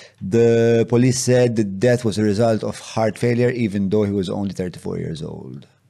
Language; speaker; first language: English; non-native, local second language; Maltese